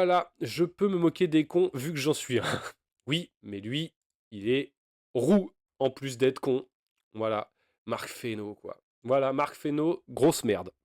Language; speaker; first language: French; native; French